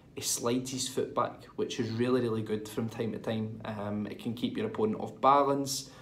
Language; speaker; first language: English; native; English